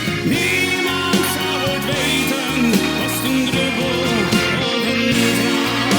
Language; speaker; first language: Dutch; non-native, learner; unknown